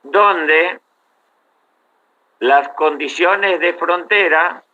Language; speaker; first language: Spanish; native; Spanish